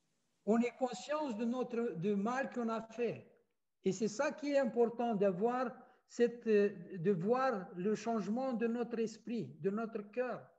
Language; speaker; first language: French; non-native, fluent; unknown